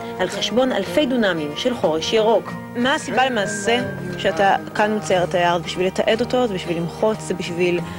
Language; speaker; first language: Hebrew; native; Hebrew